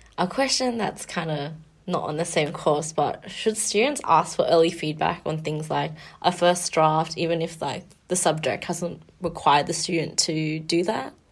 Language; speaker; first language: English; native; English